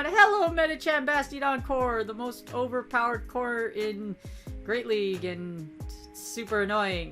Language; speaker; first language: English; native; English